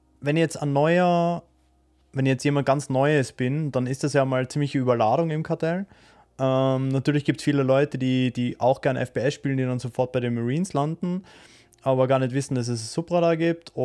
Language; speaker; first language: German; native; German